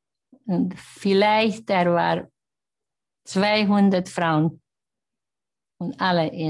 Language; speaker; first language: German; non-native, learner; Hungarian